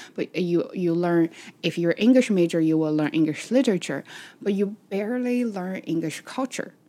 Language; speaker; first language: English; non-native, fluent; Chinese